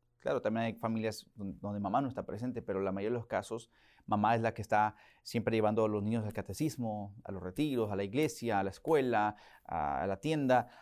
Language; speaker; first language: Spanish; early bilingual, heritage; Spanish